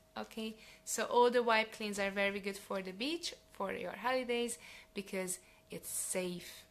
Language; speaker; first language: English; non-native, fluent; Hungarian